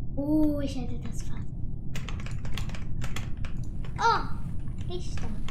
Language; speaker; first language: German; non-native, learner; English